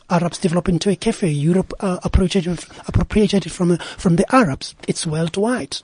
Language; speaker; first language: English; non-native, local second language; Zulu